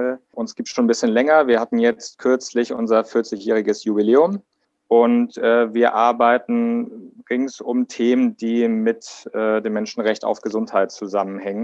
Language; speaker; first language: German; native; German